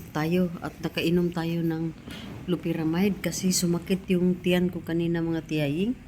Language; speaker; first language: Filipino; non-native, local second language; Cebuano